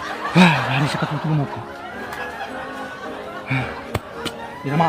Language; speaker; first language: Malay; non-native, local second language; Buginese